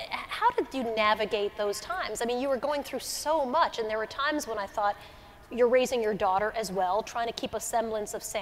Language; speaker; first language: English; native; English